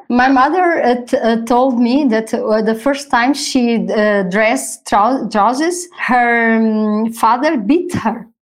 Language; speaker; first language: English; non-native, fluent; Portuguese